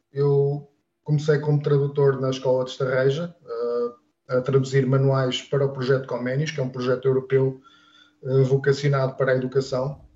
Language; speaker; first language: Portuguese; native; Portuguese